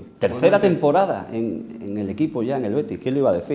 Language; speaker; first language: Spanish; native; Spanish